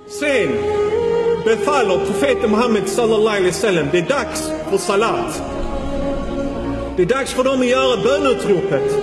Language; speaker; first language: Swedish; non-native, fluent; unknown